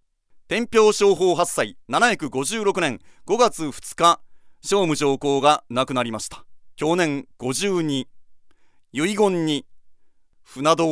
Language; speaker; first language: Japanese; native; Japanese